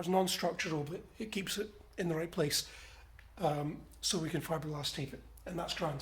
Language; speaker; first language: English; native; English